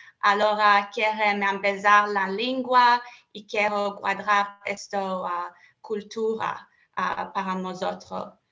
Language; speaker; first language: Spanish; non-native, learner; English